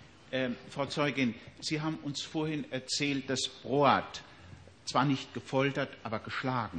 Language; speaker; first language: German; native; German